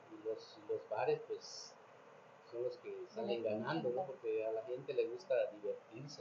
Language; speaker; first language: Spanish; native; Spanish